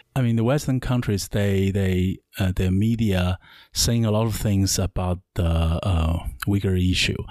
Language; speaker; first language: English; non-native, learner; Chinese